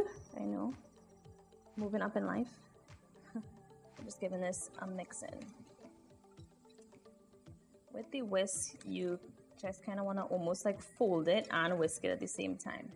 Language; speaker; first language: English; native; English